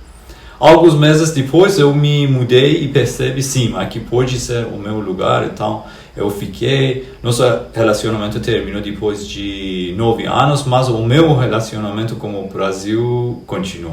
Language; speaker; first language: Portuguese; non-native, fluent; Persian